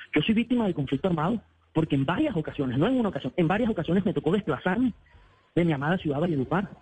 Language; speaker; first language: Spanish; native; Spanish